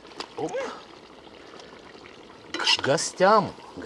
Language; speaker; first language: Russian; native; Russian